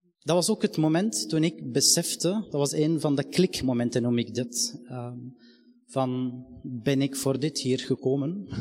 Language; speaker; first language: Dutch; non-native, fluent; Arabic